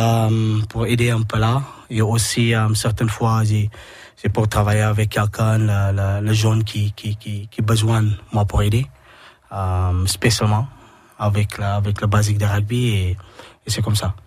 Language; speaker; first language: French; non-native, learner; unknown